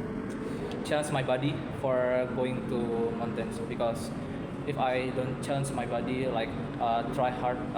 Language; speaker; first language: English; non-native, learner; Indonesian